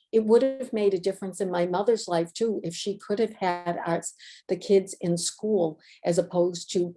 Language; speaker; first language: English; native; English